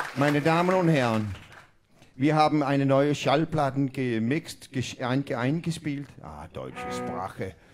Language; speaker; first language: German; non-native, learner; Danish